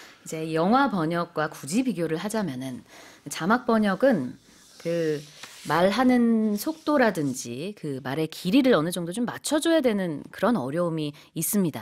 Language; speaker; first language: Korean; native; Korean